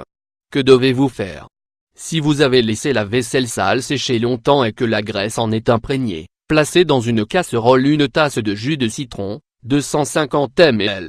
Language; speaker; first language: French; native; French